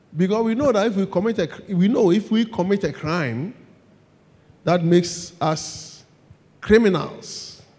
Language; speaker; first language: English; non-native, local second language; Akan